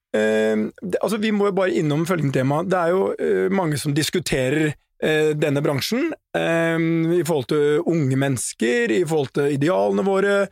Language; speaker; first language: Norwegian; native; Norwegian